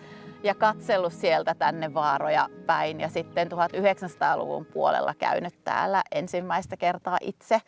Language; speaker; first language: Finnish; native; Finnish